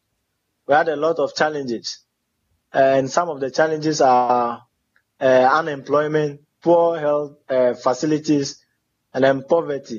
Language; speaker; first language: English; non-native, local second language; Ewe